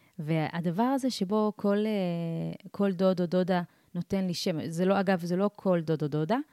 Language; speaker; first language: Hebrew; early bilingual, other home language; Amharic